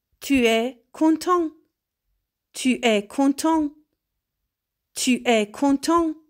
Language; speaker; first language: French; non-native, fluent; Persian